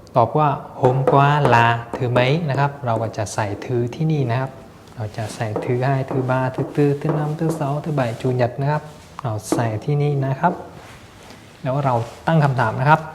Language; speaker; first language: Thai; non-native, fluent; Vietnamese